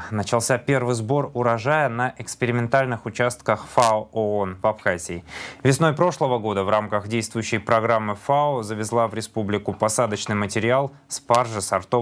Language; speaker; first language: Russian; native; Russian